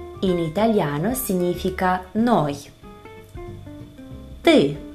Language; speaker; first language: Italian; non-native, fluent; Russian